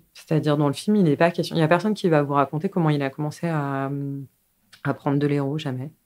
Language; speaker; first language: French; native; French